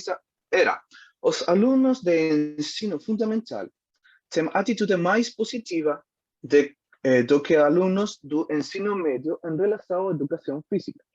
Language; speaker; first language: Portuguese; non-native, learner; Spanish